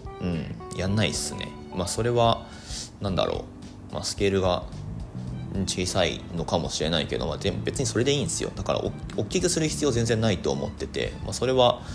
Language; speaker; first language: Japanese; native; Japanese